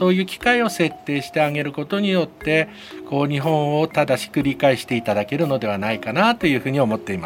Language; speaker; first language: Japanese; native; Japanese